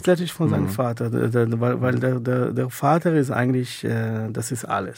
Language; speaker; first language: German; non-native, fluent; Hebrew